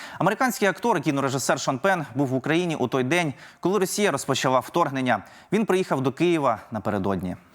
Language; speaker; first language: Ukrainian; native; Ukrainian